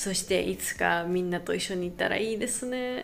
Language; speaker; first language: Japanese; non-native, learner; Georgian